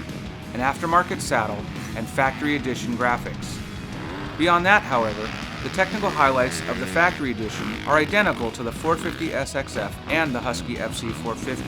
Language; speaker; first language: English; native; English